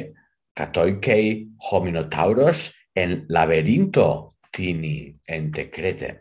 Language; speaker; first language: Greek; non-native, fluent; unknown